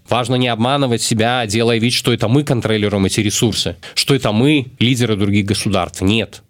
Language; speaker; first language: Russian; native; Russian